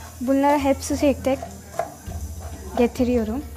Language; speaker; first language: Turkish; non-native, learner; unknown